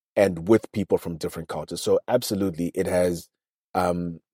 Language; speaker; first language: English; non-native, local second language; Shona